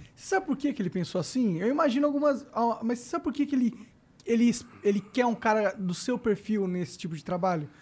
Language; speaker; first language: Portuguese; native; Portuguese